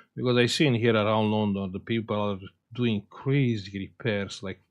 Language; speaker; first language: English; non-native, fluent; Romanian